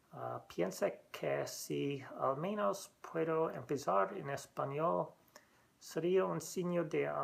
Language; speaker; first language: Spanish; non-native, learner; English